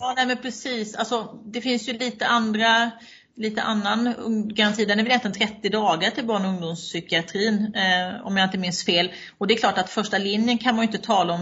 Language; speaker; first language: Swedish; native; Swedish